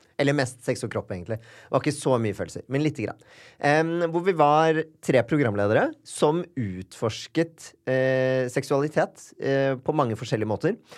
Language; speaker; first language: Norwegian; native; Norwegian